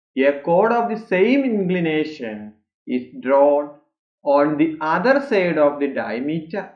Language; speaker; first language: English; non-native, local second language; Malayalam